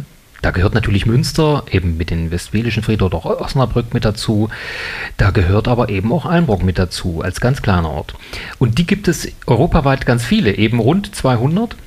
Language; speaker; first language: German; native; German